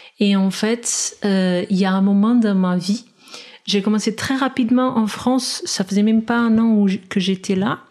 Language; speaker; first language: French; non-native, fluent; Portuguese